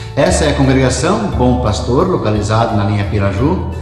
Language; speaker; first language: Portuguese; native; Portuguese